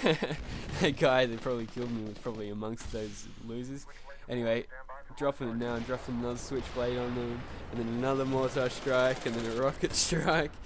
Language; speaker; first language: English; native; English